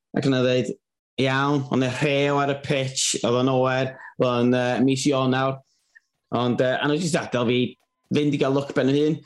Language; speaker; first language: Welsh; native; Welsh